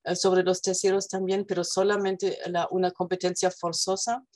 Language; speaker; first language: Spanish; non-native, fluent; German